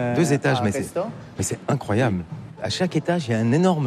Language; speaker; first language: French; native; French